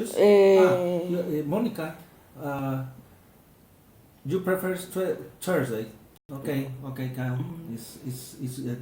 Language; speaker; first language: English; non-native, learner; Spanish